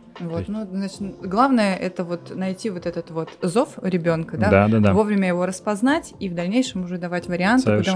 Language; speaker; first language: Russian; native; Russian